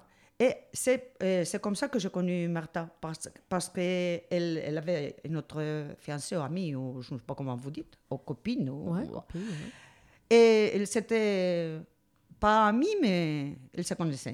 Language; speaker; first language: French; non-native, learner; Spanish